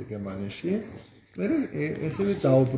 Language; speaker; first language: Georgian; non-native, learner; German